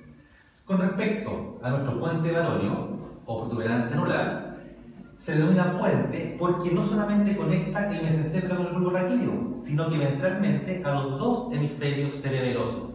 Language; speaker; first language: Spanish; native; Spanish